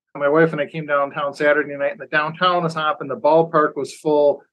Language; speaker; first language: English; native; English